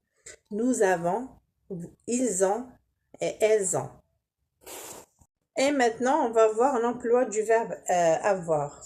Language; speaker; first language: French; non-native, local second language; Arabic